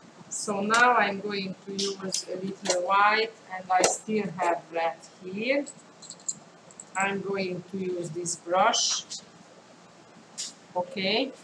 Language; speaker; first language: English; non-native, fluent; Hungarian